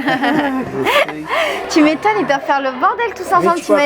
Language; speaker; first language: French; native; French